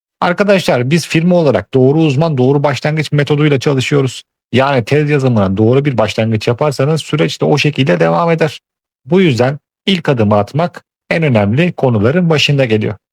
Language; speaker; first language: Turkish; native; Turkish